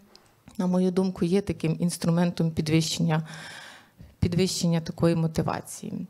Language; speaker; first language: Ukrainian; native; Ukrainian